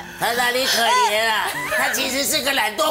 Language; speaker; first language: Chinese; native; Chinese